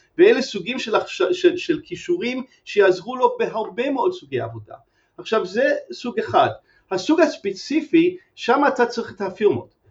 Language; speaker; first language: Hebrew; non-native, fluent; English